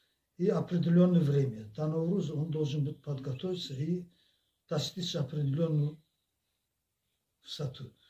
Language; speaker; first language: Russian; non-native, local second language; Azerbaijani